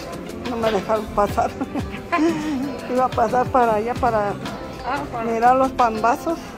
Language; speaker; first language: Spanish; native; Spanish